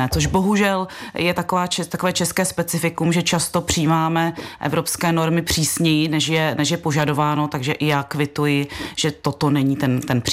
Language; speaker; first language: Czech; native; Czech